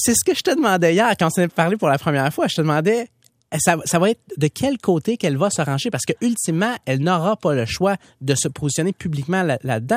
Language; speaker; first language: French; native; French